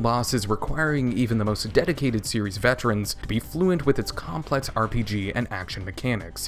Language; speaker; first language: English; native; English